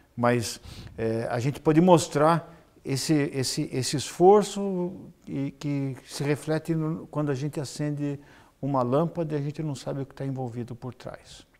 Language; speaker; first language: Portuguese; native; Portuguese